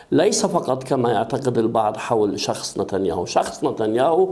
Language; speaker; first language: Arabic; native; Arabic